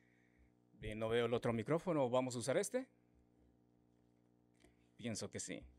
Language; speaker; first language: Spanish; native; Spanish